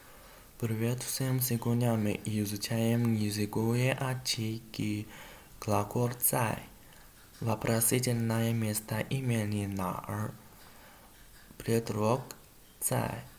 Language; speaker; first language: Russian; non-native, learner; Chinese